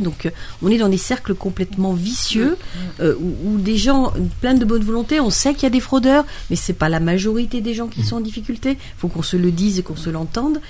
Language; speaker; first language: French; native; French